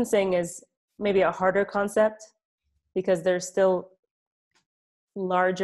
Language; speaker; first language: English; early bilingual, other home language; Arabic